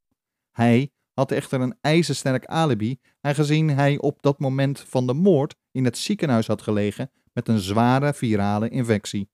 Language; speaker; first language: Dutch; native; Dutch